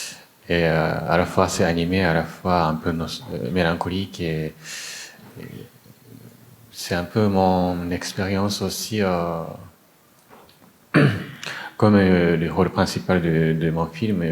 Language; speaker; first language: French; non-native, fluent; Japanese